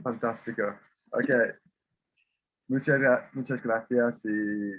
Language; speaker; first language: Spanish; non-native, fluent; English